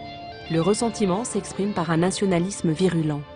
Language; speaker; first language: French; native; French